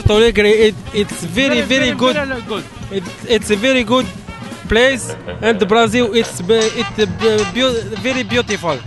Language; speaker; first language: English; non-native, learner; Arabic